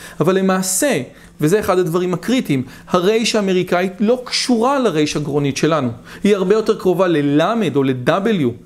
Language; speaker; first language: Hebrew; native; Hebrew